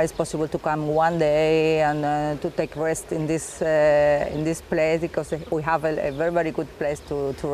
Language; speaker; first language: English; non-native, learner; Spanish